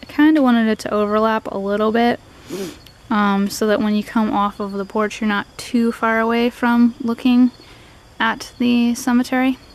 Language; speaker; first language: English; native; English